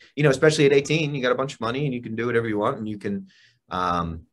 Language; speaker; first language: English; native; English